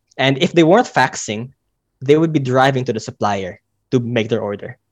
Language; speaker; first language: English; non-native, local second language; Filipino